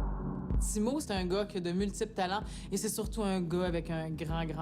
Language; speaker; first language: French; native; French